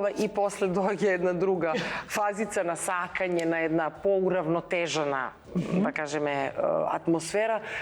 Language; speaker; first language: Macedonian; early bilingual, other home language; Serbian